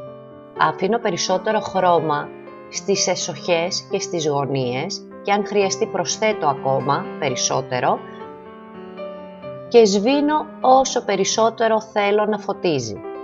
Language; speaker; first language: Greek; native; Greek